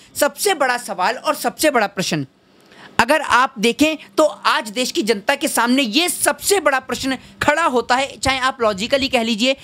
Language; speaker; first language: Hindi; native; Hindi